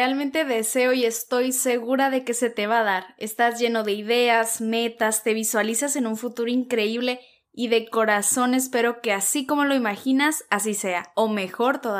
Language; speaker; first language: Spanish; native; Spanish